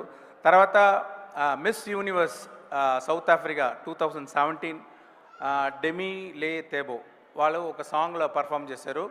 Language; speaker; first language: Telugu; non-native, fluent; Tamil